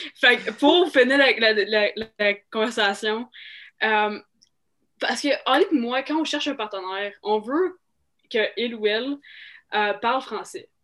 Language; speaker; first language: French; native; French